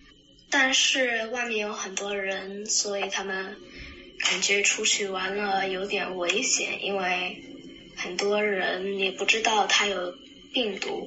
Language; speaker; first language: Chinese; early bilingual, heritage; Chinese